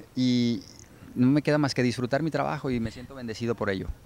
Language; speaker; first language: Spanish; native; Spanish